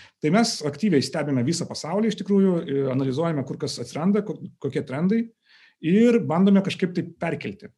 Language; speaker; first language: Lithuanian; non-native, local second language; Russian